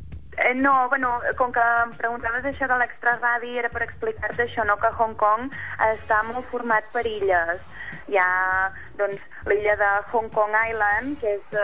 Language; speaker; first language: Catalan; native; Catalan